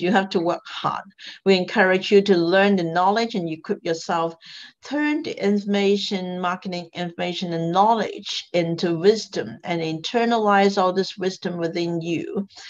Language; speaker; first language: English; non-native, local second language; Cantonese